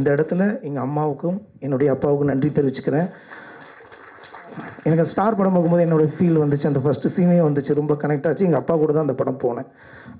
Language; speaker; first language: Tamil; native; Tamil